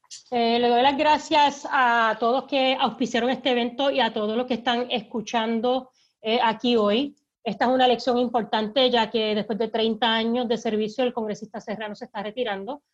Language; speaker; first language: Spanish; native; Spanish